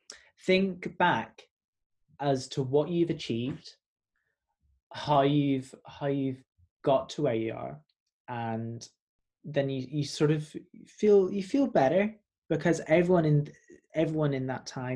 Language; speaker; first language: English; native; English